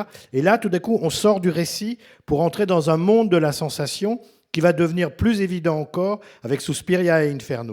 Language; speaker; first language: French; native; French